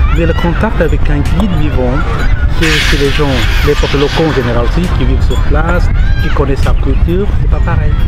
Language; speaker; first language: French; non-native, fluent; Balinese